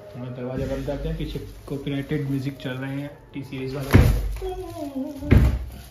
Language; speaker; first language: Hindi; non-native, local second language; Punjabi